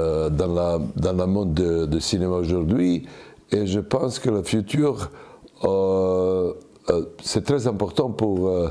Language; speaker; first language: French; non-native, learner; Serbian